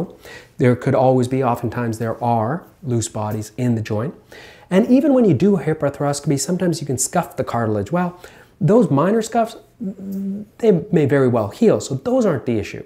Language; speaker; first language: English; native; English